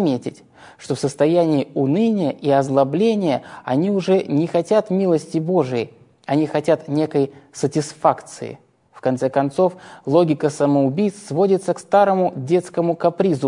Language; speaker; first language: Russian; native; Russian